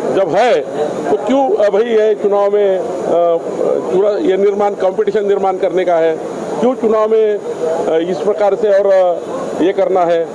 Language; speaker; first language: Hindi; non-native, local second language; Marathi